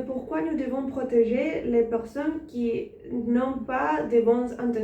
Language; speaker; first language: French; non-native, learner; Spanish